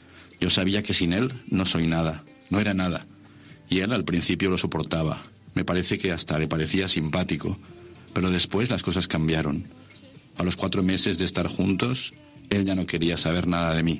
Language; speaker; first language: Spanish; native; Spanish